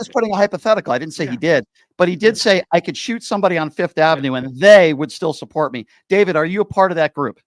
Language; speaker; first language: English; native; English